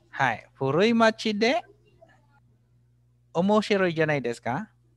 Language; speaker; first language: Japanese; non-native, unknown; Filipino